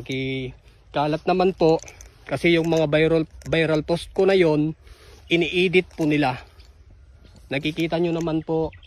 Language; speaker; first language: Filipino; non-native, local second language; Iloko